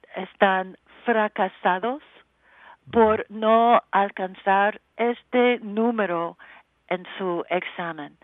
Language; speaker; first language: Spanish; non-native, learner; English